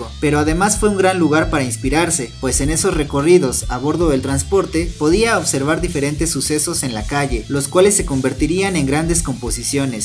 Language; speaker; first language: Spanish; native; Spanish